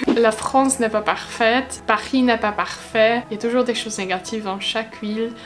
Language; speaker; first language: French; non-native, fluent; Hungarian